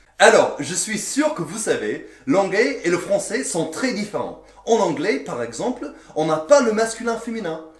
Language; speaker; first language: French; non-native, fluent; English